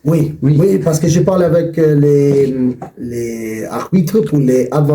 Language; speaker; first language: French; non-native, learner; Spanish